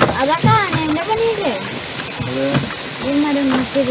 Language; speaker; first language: Malayalam; native; Malayalam